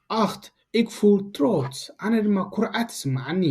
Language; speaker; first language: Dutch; non-native, learner; Tigrinya